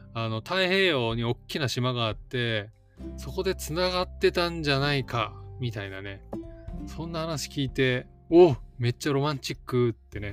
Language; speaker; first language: Japanese; native; Japanese